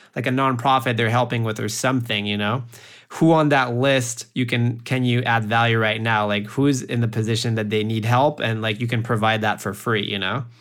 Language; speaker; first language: English; early bilingual, heritage; French